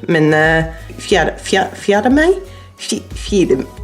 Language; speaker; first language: Norwegian; non-native, learner; English